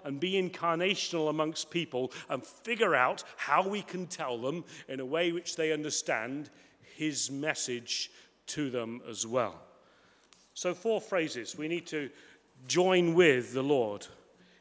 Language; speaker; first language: English; native; English